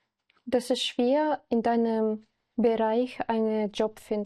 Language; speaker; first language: German; non-native, learner; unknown